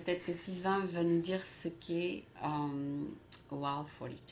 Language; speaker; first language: French; native; French